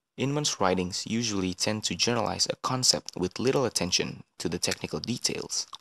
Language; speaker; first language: English; non-native, fluent; Indonesian